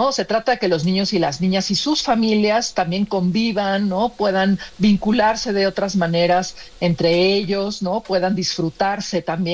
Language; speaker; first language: Spanish; native; Spanish